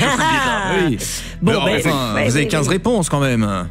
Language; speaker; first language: French; native; French